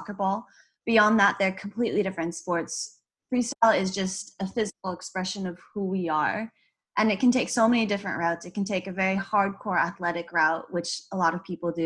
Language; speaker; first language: English; native; English